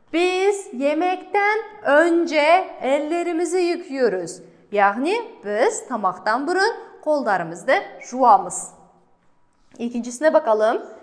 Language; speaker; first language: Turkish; non-native, fluent; Kazakh